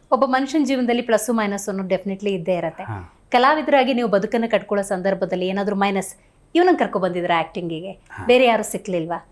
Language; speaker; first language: Kannada; native; Kannada